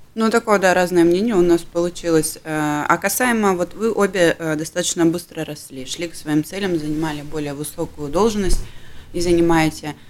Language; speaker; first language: Russian; native; Russian